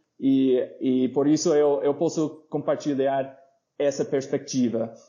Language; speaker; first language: Portuguese; non-native, fluent; English